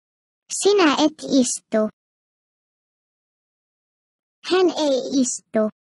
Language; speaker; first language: Finnish; non-native, fluent; Turkish